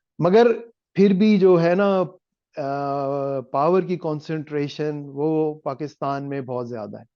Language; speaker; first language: Urdu; native; Urdu